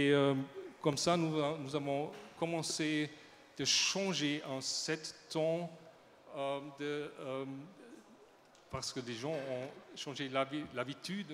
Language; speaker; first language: French; non-native, learner; German